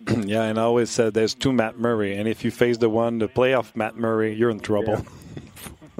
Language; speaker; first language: English; non-native, fluent; French